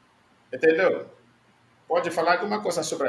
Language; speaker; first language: Portuguese; non-native, learner; Igbo